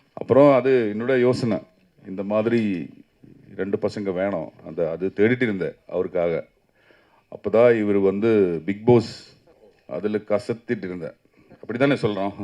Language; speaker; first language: Tamil; non-native, learner; Malayalam